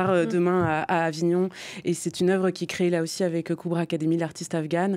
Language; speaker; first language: French; native; French